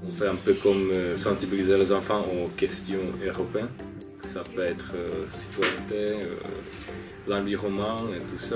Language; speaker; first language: French; non-native, fluent; Czech